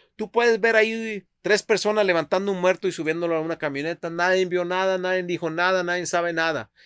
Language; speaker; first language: Spanish; native; Spanish